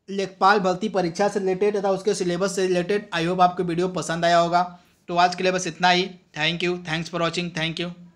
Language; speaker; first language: Hindi; native; Hindi